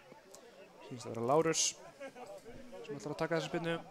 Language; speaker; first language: Icelandic; native; Icelandic